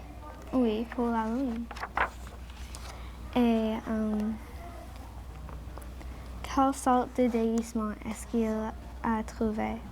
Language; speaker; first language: French; non-native, local second language; English